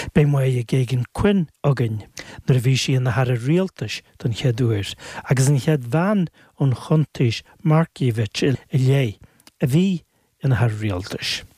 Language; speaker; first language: Irish; native; Irish